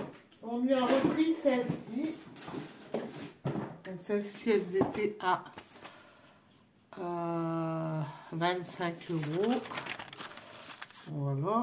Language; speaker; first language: French; native; French